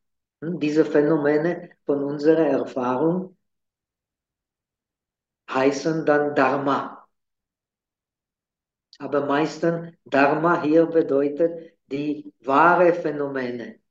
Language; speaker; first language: German; non-native, fluent; Czech